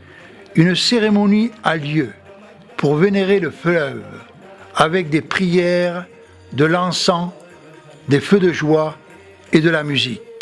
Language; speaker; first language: French; native; French